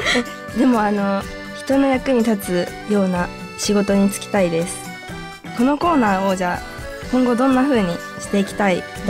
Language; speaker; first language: Japanese; native; Japanese